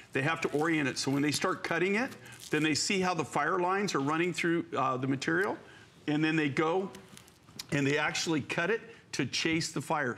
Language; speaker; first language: English; native; English